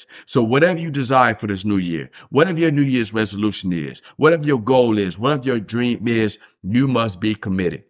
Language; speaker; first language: English; native; English